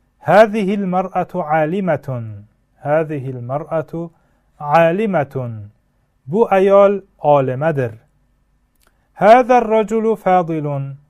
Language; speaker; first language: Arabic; non-native, fluent; Uzbek